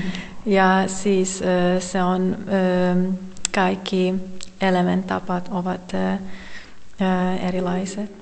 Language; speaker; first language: Finnish; non-native, learner; Hungarian